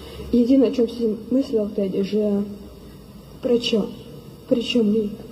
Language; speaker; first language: Slovak; non-native, learner; Ukrainian